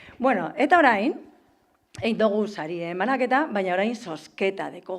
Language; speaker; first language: Basque; native; Basque